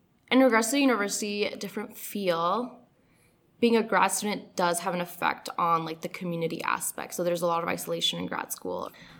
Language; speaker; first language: English; early bilingual, other home language; Spanish